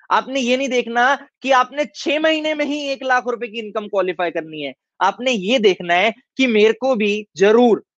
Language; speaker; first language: Hindi; native; Hindi